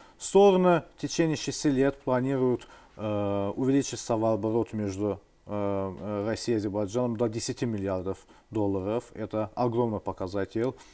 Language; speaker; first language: Russian; non-native, local second language; Azerbaijani